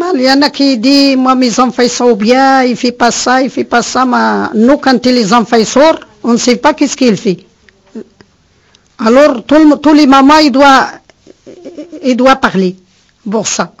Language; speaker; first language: French; non-native, learner; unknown